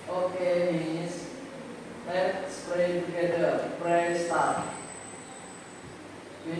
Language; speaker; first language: English; non-native, learner; Indonesian